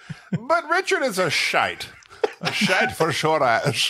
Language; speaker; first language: English; early bilingual, other home language; Spanish